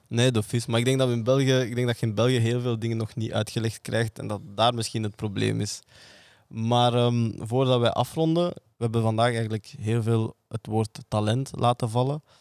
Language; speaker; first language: Dutch; native; Dutch